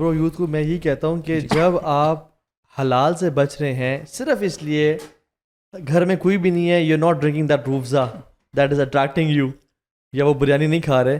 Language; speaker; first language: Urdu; native; Urdu